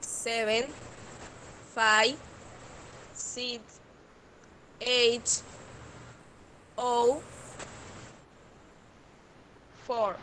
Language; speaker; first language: English; non-native, learner; Spanish